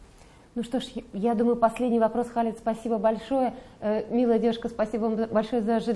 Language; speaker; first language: Russian; native; Russian